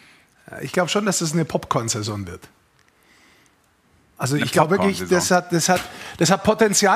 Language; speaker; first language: German; native; German